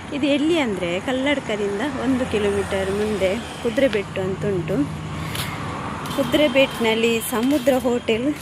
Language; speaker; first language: Kannada; non-native, local second language; Tulu